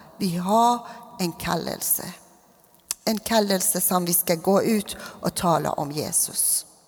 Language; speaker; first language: Swedish; non-native, fluent; Persian